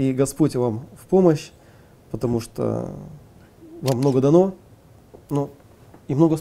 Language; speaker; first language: Russian; native; Russian